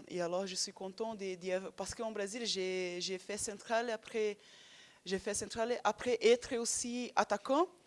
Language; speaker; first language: French; non-native, fluent; Portuguese